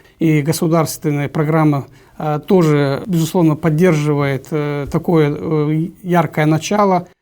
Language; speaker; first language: Russian; non-native, local second language; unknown